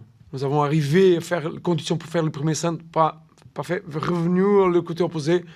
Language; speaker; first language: French; non-native, learner; Portuguese